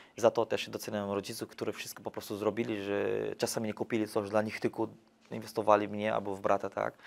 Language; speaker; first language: Polish; non-native, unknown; Portuguese